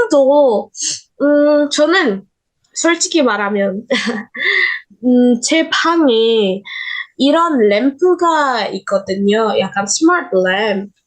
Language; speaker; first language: Korean; non-native, learner; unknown